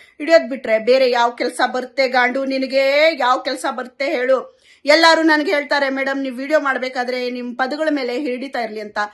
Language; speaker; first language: Kannada; non-native, local second language; Urdu